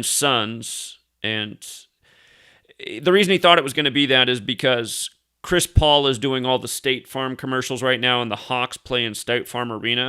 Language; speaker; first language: English; native; English